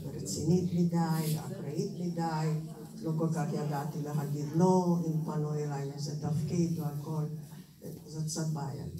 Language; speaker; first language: Hebrew; non-native, fluent; Hungarian